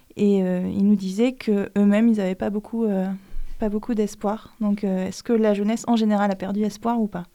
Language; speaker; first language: French; native; French